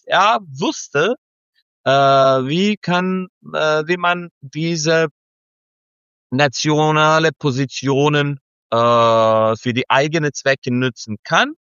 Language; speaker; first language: German; non-native, fluent; Serbian